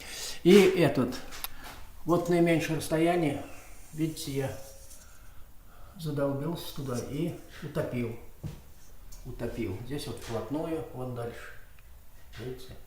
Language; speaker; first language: Russian; native; Russian